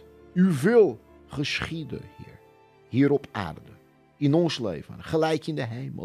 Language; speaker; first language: Dutch; non-native, fluent; Portuguese